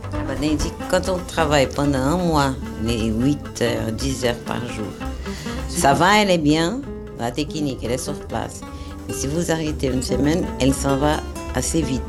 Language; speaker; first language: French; non-native, fluent; Portuguese